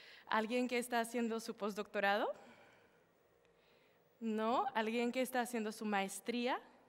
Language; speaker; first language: Spanish; non-native, fluent; Slovak